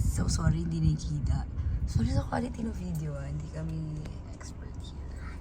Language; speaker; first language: Filipino; native; Filipino